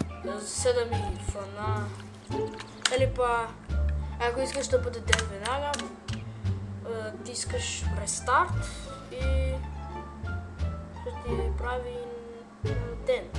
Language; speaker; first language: Bulgarian; early bilingual, heritage; Bulgarian